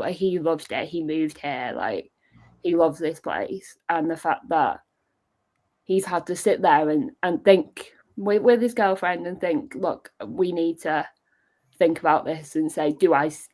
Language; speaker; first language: English; native; English